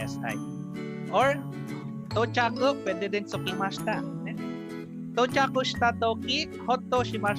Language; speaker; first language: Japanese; non-native, fluent; Filipino